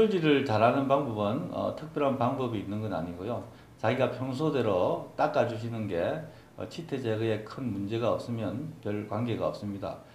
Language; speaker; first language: Korean; native; Korean